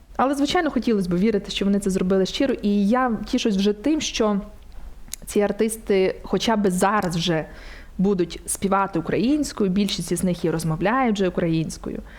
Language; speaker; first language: Ukrainian; native; Ukrainian